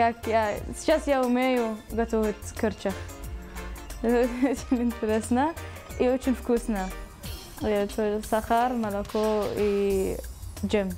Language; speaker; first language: Russian; non-native, learner; Arabic